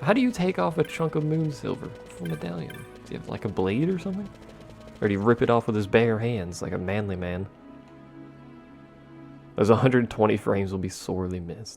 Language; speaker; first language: English; native; English